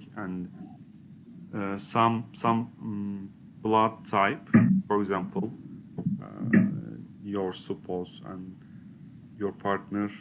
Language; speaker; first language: English; non-native, learner; Turkish